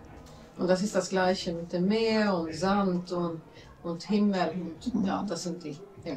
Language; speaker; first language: German; non-native, fluent; Latvian